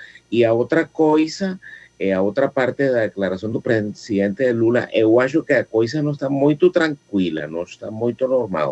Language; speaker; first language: Portuguese; non-native, fluent; Spanish